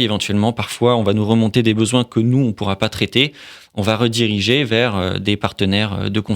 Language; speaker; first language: French; native; French